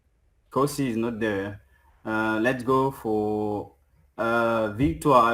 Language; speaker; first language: English; non-native, fluent; French